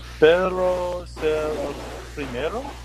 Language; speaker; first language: Spanish; non-native, learner; English